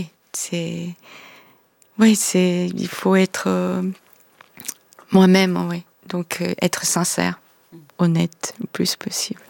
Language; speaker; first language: French; non-native, fluent; Korean